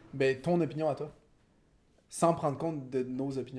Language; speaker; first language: French; native; French